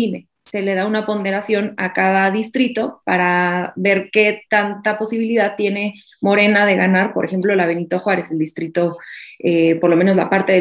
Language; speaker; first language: Spanish; native; Spanish